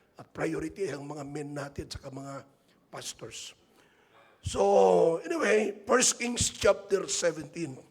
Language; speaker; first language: Filipino; non-native, local second language; Hiligaynon